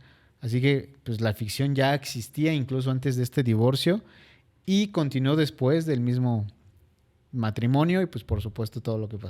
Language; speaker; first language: Spanish; native; Spanish